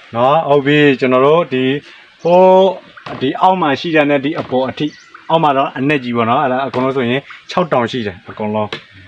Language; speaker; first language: Burmese; non-native, local second language; S'gaw Karen